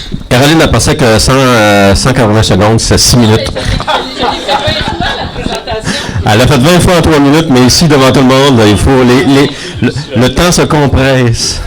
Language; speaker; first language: French; native; French